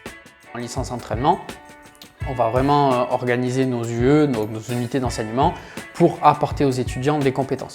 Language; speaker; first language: French; native; French